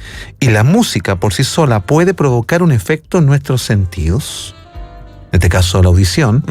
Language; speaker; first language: Spanish; native; Spanish